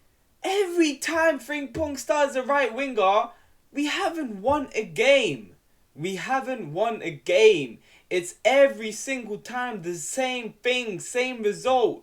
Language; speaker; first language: English; native; English